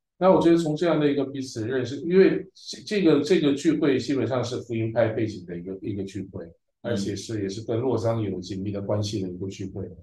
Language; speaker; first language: Chinese; early bilingual, heritage; Chinese